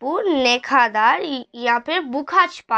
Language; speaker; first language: Turkish; non-native, learner; Urdu